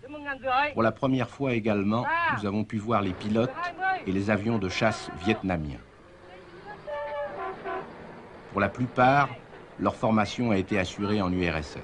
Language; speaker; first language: French; native; French